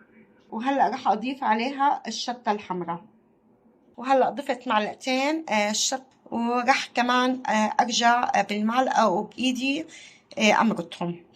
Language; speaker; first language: Arabic; native; Arabic